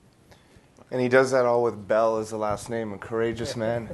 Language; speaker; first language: English; native; English